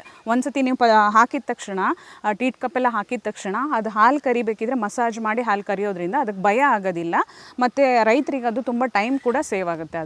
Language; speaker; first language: Kannada; native; Kannada